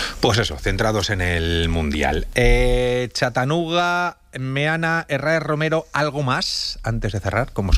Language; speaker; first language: Spanish; native; Spanish